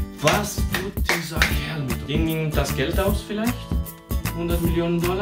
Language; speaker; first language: German; early bilingual, other home language; Portuguese